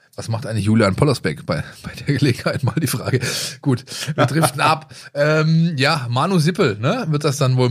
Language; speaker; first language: German; native; German